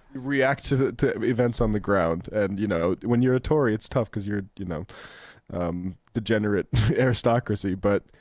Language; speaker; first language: English; native; English